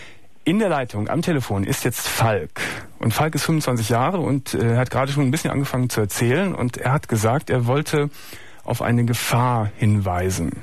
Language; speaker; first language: German; native; German